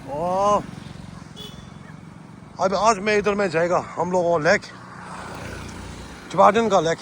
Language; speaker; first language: Hindi; non-native, local second language; Tibetan